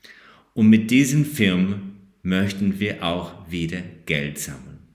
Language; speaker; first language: German; non-native, fluent; English